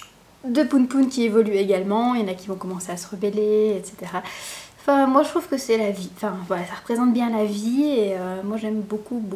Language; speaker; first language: French; native; French